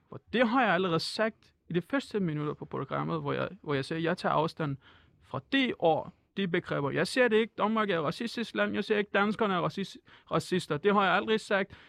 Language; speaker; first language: Danish; non-native, fluent; Persian